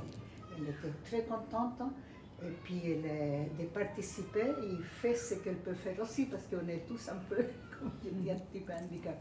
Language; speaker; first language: French; non-native, fluent; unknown